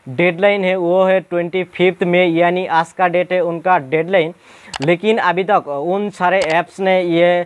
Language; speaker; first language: Hindi; non-native, local second language; Assamese